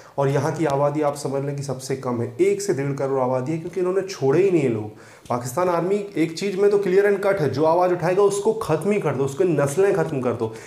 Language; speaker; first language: Hindi; native; Hindi